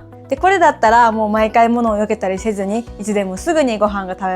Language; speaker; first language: Japanese; native; Japanese